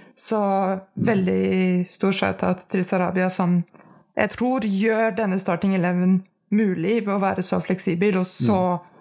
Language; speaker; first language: Norwegian; native; Norwegian